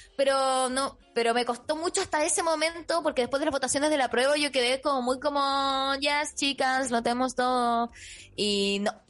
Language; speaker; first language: Spanish; native; Spanish